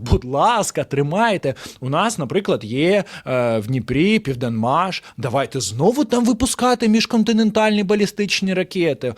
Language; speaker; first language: Ukrainian; non-native, local second language; Russian